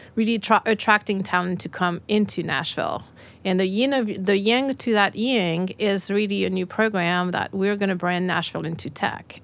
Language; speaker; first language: English; non-native, fluent; French